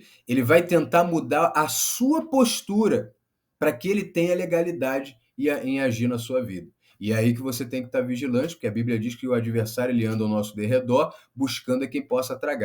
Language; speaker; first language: Portuguese; native; Portuguese